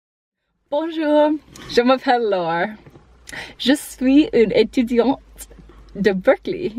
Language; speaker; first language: French; non-native, learner; English